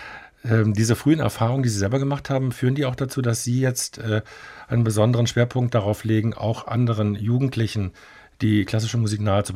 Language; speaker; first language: German; native; German